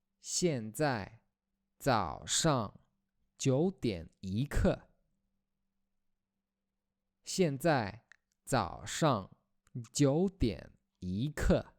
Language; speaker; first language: Chinese; non-native, fluent; Polish